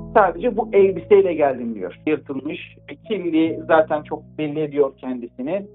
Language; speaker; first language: Turkish; native; Turkish